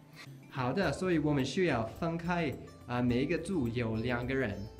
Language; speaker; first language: Chinese; non-native, learner; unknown